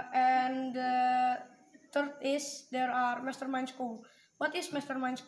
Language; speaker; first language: English; non-native, learner; Indonesian